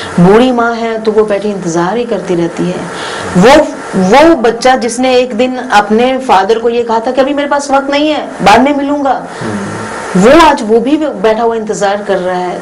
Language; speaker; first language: Hindi; non-native, local second language; Punjabi